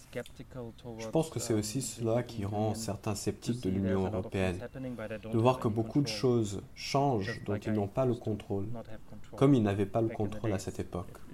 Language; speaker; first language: French; non-native, fluent; German